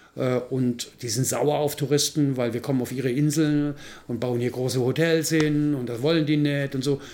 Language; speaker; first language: German; native; German